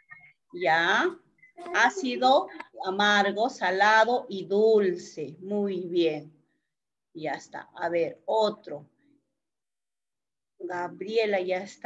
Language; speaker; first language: Spanish; native; Spanish